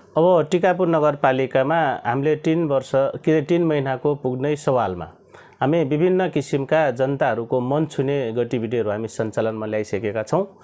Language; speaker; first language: Nepali; non-native, local second language; Rana Tharu